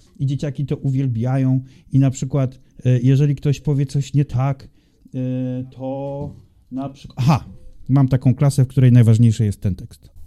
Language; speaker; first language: Polish; native; Polish